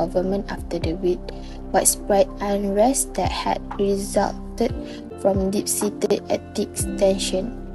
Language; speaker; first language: English; non-native, local second language; Malay